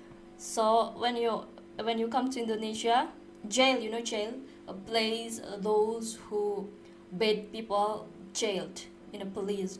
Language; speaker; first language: English; non-native, learner; Indonesian